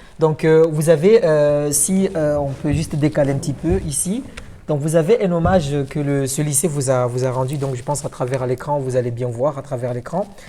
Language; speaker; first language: French; non-native, local second language; Ngazidja Comorian